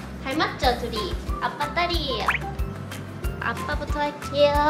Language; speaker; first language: Korean; non-native, fluent; Thai